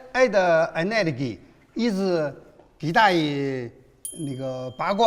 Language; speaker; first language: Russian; non-native, learner; Chinese